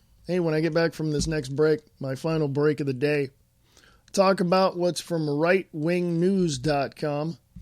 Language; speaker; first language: English; native; English